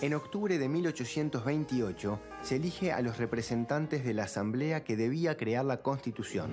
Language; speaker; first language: Spanish; native; Spanish